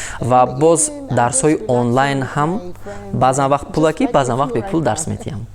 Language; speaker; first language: Persian; non-native, fluent; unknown